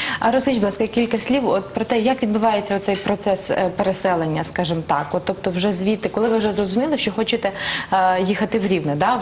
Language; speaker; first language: Ukrainian; native; Ukrainian